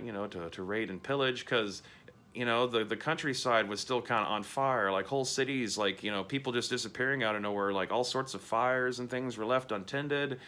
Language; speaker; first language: English; native; English